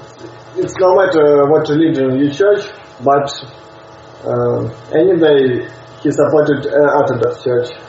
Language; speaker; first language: English; non-native, learner; Russian